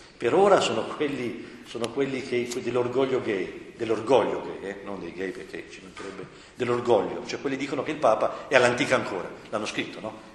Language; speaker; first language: Italian; native; Italian